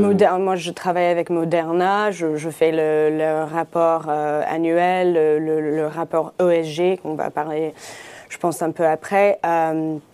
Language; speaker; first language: French; non-native, fluent; English